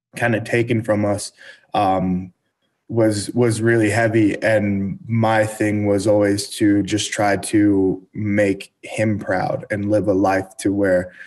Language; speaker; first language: English; native; English